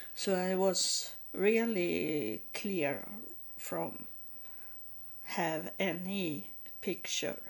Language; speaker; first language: English; non-native, learner; Swedish